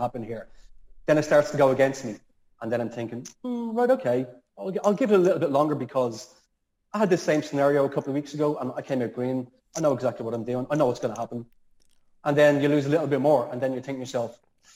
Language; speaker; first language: English; native; English